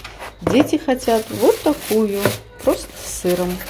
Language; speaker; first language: Russian; native; Russian